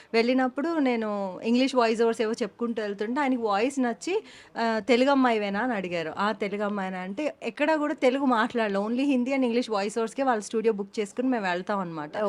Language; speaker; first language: Telugu; non-native, fluent; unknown